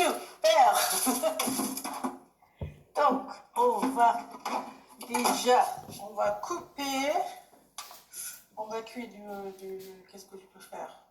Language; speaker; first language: French; non-native, learner; Japanese